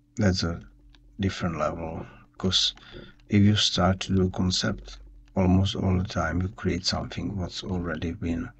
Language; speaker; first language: English; non-native, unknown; Czech